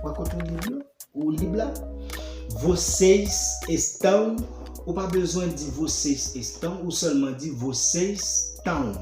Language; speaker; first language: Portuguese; non-native, fluent; Haitian Creole